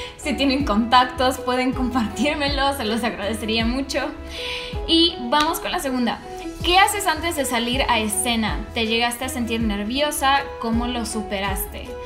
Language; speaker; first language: Spanish; non-native, fluent; Russian